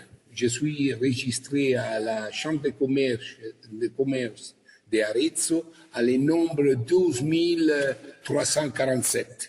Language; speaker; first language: French; non-native, learner; Italian